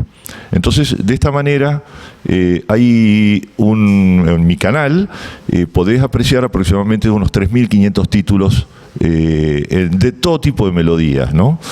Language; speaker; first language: Spanish; native; Spanish